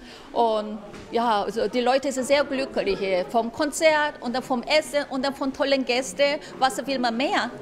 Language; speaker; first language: German; non-native, fluent; Korean